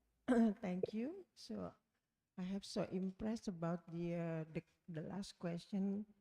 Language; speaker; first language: English; non-native, learner; Indonesian